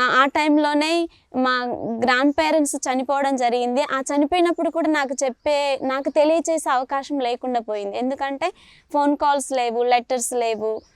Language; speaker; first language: Telugu; native; Telugu